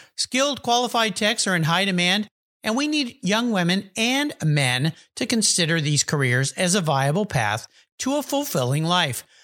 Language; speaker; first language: English; native; English